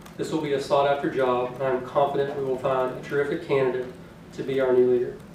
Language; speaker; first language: English; native; English